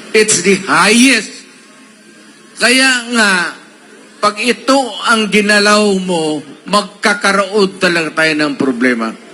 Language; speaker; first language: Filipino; non-native, local second language; Cebuano